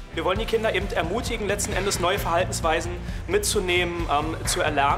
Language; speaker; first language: German; native; German